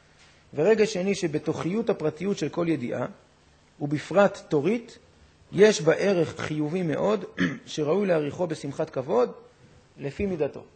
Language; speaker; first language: Hebrew; native; Hebrew